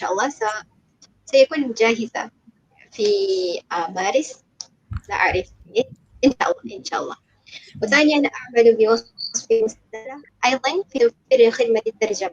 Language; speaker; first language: Arabic; non-native, fluent; Malay